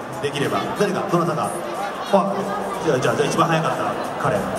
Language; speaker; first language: Japanese; native; Japanese